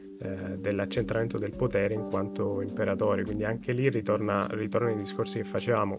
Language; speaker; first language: Italian; native; Italian